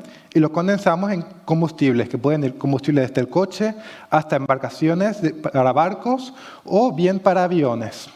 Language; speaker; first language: Spanish; native; Spanish